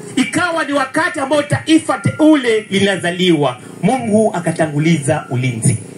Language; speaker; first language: Swahili; non-native, local second language; Giryama